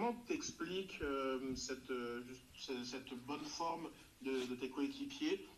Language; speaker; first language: French; native; French